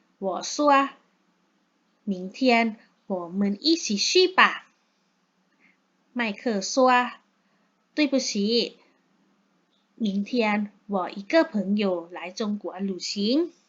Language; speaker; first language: Chinese; non-native, learner; Thai